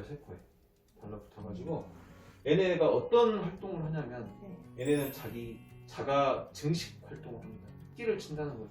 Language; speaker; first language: Korean; native; Korean